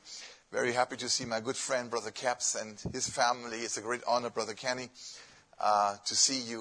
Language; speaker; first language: English; non-native, fluent; German